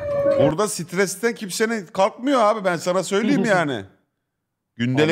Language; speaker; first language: Turkish; native; Turkish